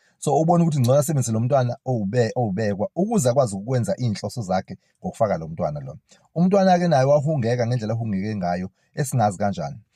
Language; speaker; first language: Zulu; native; Zulu